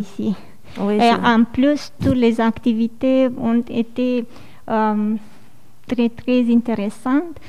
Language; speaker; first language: French; non-native, fluent; Romanian